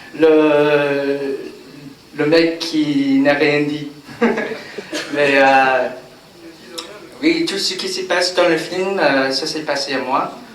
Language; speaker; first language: French; non-native, learner; English